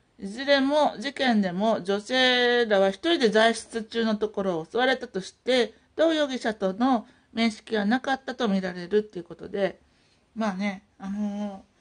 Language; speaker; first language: Japanese; native; Japanese